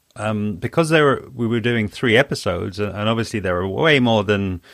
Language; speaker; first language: English; native; English